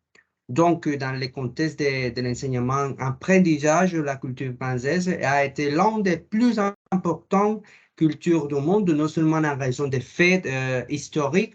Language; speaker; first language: French; non-native, learner; Spanish